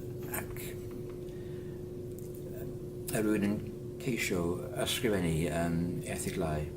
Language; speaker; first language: Welsh; non-native, learner; English